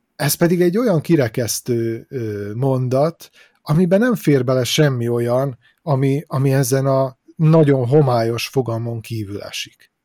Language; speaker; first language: Hungarian; native; Hungarian